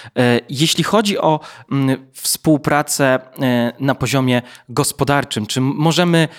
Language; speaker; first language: Polish; native; Polish